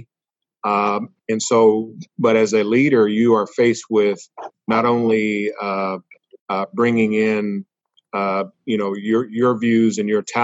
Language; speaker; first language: English; native; English